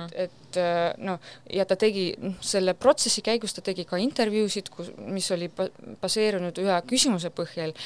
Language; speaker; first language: Estonian; non-native, local second language; Russian